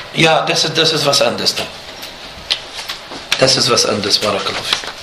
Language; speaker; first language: German; non-native, fluent; Arabic